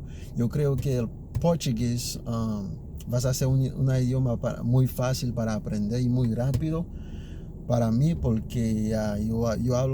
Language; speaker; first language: Spanish; early bilingual, other home language; Haitian Creole